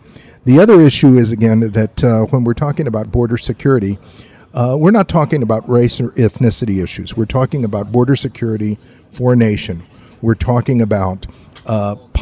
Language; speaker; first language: English; native; English